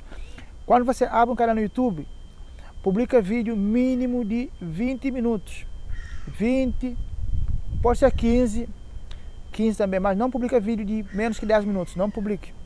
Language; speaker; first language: Portuguese; non-native, local second language; Kabuverdianu